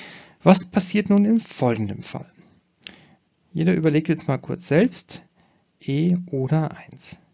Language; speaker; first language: German; native; German